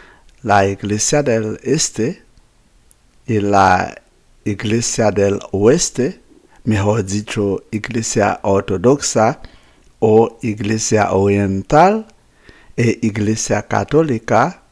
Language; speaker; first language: Spanish; non-native, fluent; Haitian Creole